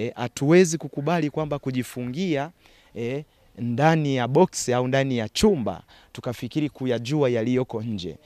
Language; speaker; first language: Swahili; native; Swahili